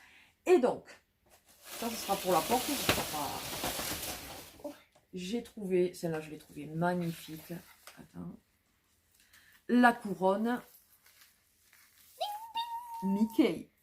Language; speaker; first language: French; native; French